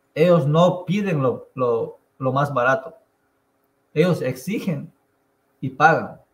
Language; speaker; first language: Spanish; native; Spanish